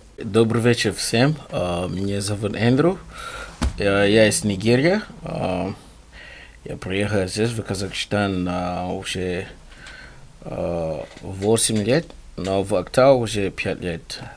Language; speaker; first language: Russian; non-native, learner; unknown